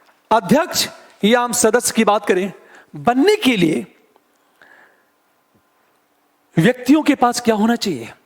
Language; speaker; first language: Hindi; native; Hindi